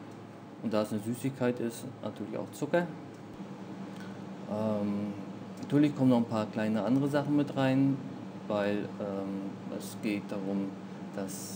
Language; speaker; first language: German; native; German